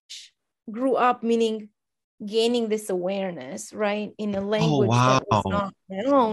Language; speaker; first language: English; non-native, fluent; Romanian